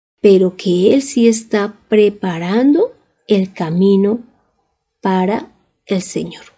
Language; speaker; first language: Spanish; native; Spanish